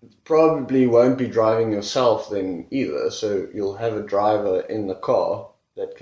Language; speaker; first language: English; non-native, local second language; Afrikaans